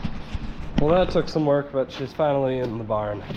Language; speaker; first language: English; native; English